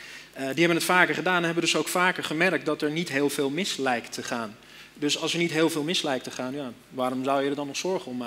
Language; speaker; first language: Dutch; native; Dutch